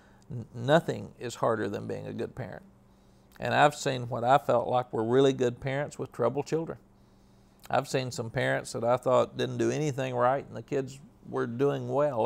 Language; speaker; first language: English; native; English